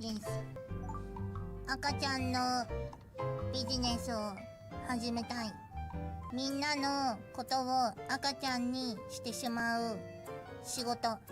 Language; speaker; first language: Japanese; native; Japanese